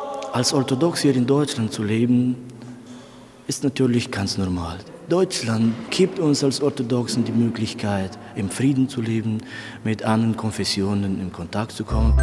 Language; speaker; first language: German; non-native, fluent; Romanian